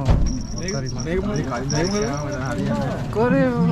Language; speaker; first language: Japanese; non-native, learner; Sinhala